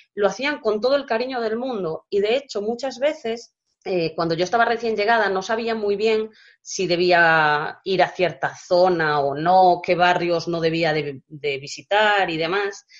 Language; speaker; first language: Spanish; native; Spanish